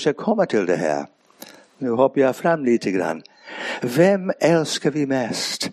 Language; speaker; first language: Swedish; non-native, fluent; English